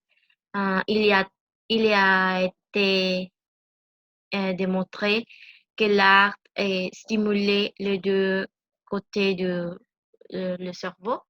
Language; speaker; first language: French; non-native, learner; Spanish